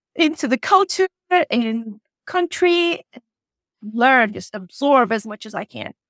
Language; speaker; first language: English; non-native, fluent; Turkish